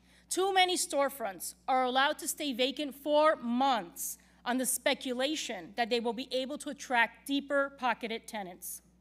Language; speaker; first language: English; non-native, local second language; Spanish